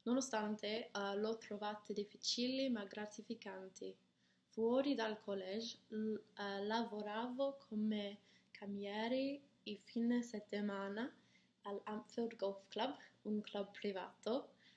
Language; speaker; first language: Italian; non-native, learner; English